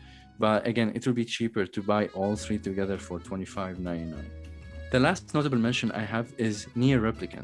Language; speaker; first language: English; non-native, fluent; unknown